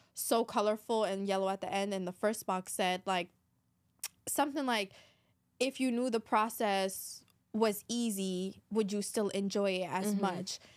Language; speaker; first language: English; native; English